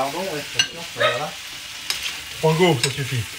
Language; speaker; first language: French; native; French